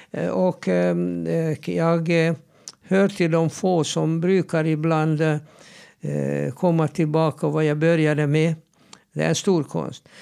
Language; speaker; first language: Swedish; non-native, fluent; Hungarian